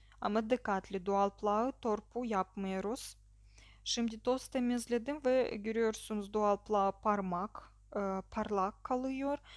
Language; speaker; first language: Turkish; non-native, learner; Russian